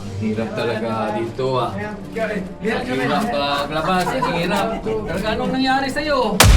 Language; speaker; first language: Filipino; non-native, local second language; Cebuano